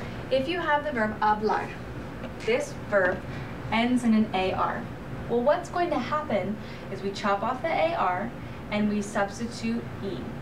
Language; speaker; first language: English; native; English